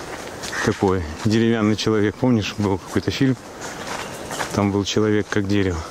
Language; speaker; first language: Russian; native; Russian